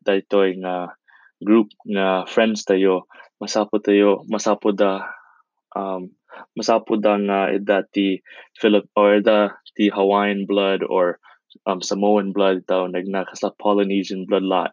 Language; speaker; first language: English; non-native, local second language; Iloko